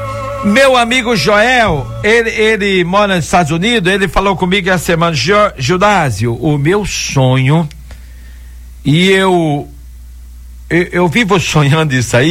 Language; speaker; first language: Portuguese; native; Portuguese